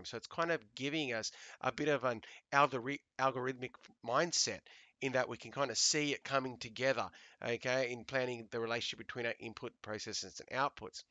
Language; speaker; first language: English; native; English